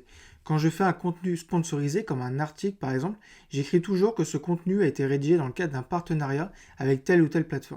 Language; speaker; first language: French; native; French